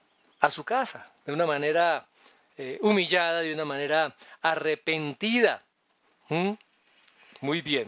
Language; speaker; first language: Spanish; native; Spanish